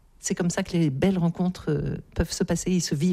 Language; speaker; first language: French; native; French